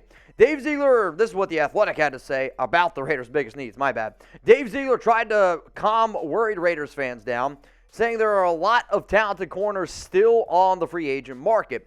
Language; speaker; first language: English; native; English